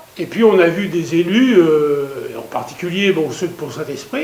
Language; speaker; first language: French; native; French